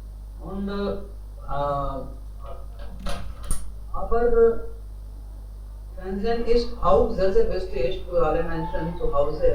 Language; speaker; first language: German; non-native, learner; Hindi